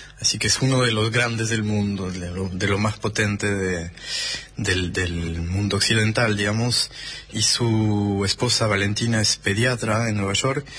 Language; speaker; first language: Spanish; non-native, fluent; French